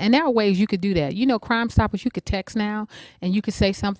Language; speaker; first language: English; native; English